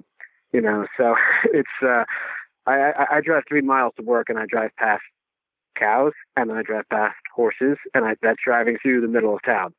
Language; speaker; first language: English; native; English